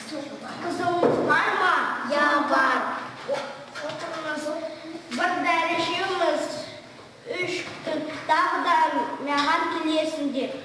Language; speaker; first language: Kazakh; non-native, local second language; Russian